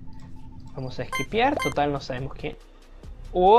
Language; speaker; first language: Spanish; native; Spanish